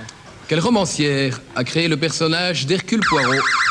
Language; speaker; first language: French; native; French